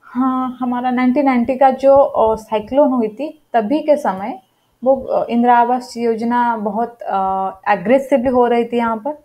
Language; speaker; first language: Hindi; non-native, local second language; Odia